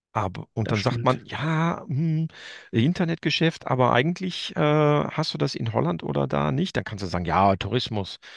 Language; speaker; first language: German; native; German